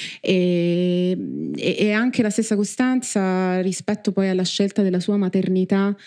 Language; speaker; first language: Italian; native; Italian